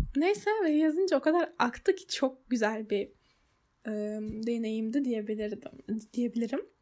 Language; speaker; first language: Turkish; early bilingual, heritage; Turkish